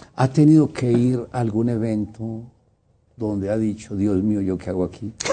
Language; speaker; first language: Spanish; native; Spanish